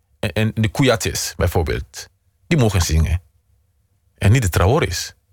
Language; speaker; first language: Dutch; non-native, fluent; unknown